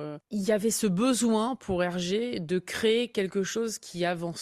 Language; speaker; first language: French; native; French